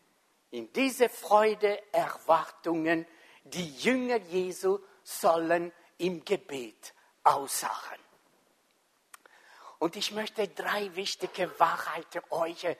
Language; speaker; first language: German; non-native, fluent; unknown